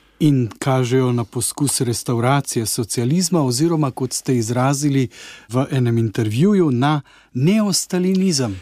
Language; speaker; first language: Slovenian; native; Slovenian